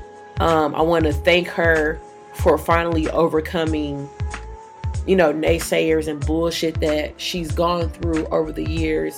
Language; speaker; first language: English; native; English